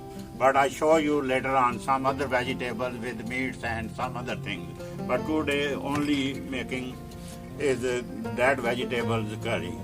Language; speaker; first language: English; non-native, learner; Punjabi